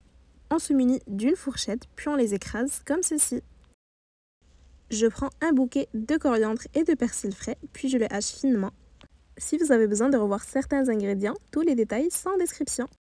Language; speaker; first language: French; native; French